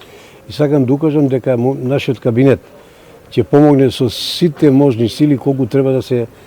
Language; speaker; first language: Macedonian; native; Macedonian